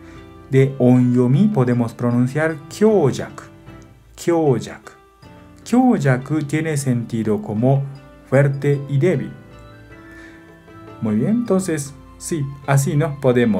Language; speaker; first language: Spanish; non-native, fluent; Japanese